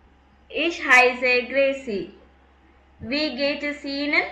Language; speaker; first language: German; non-native, fluent; Tamil